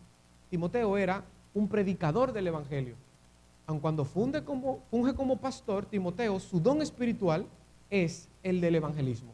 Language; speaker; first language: Spanish; native; Spanish